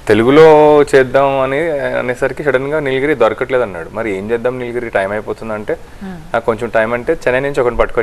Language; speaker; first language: Telugu; native; Telugu